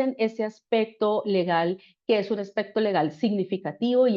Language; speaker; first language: Spanish; native; Spanish